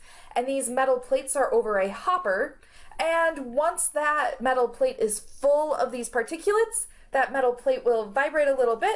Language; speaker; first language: English; native; English